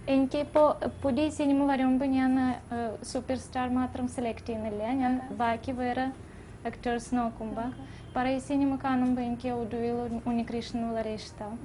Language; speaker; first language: Malayalam; non-native, fluent; Russian